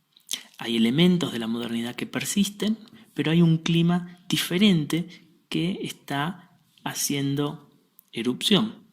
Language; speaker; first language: Spanish; native; Spanish